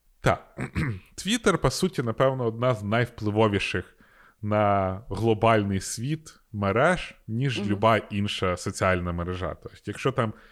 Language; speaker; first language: Ukrainian; non-native, local second language; Russian